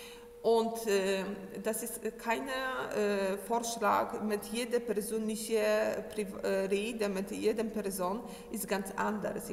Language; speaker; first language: German; non-native, learner; Polish